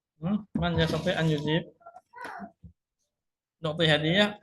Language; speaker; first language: Arabic; non-native, fluent; Indonesian